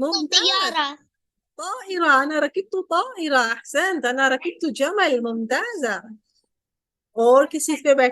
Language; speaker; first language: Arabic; non-native, fluent; Urdu